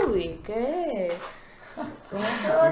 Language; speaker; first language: Spanish; native; Spanish